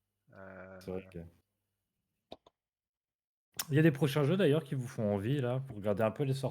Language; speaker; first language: French; native; French